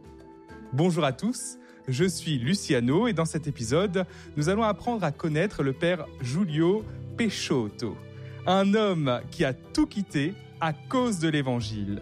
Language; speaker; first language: French; native; French